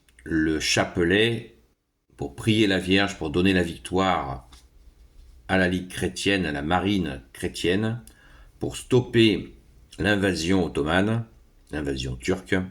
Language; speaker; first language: French; native; French